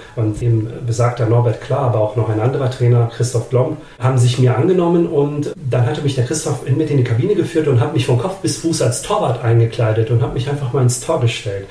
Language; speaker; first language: German; early bilingual, other home language; Bosnian